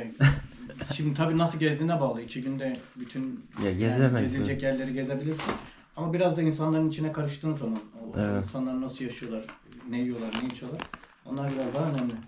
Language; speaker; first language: Turkish; non-native, fluent; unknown